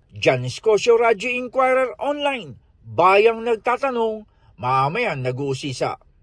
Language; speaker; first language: Filipino; native; Filipino